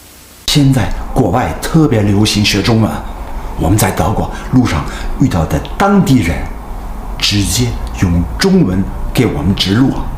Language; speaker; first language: Chinese; non-native, fluent; German